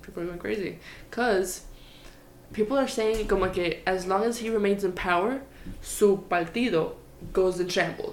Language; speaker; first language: English; non-native, local second language; Spanish